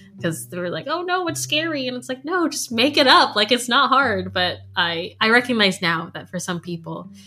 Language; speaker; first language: English; native; English